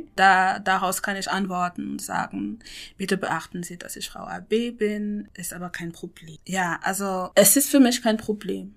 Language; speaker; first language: German; non-native, fluent; French